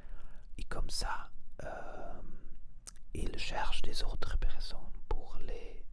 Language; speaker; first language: French; non-native, learner; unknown